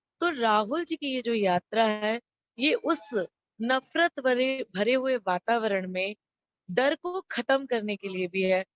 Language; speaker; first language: Hindi; native; Hindi